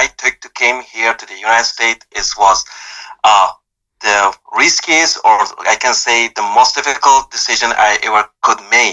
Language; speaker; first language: English; non-native, fluent; Persian